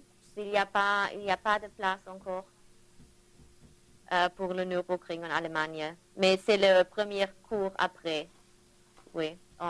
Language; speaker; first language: French; non-native, learner; German